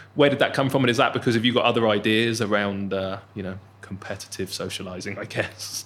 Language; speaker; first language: English; native; English